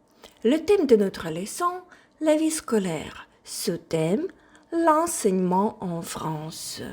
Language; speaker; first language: French; non-native, fluent; Ukrainian